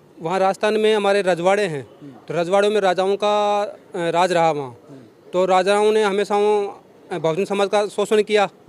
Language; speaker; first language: Hindi; native; Hindi